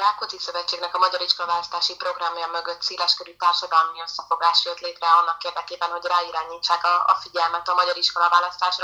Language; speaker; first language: Hungarian; native; Hungarian